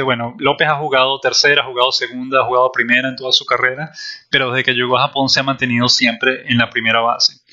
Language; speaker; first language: Spanish; native; Spanish